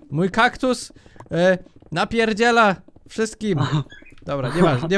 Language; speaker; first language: Polish; native; Polish